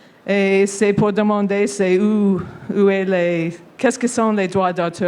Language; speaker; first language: French; non-native, local second language; English